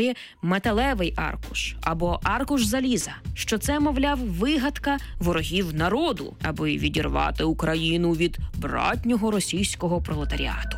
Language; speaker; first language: Ukrainian; native; Ukrainian